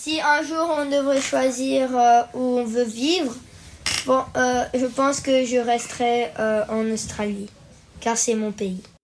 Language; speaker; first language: French; early bilingual, heritage; French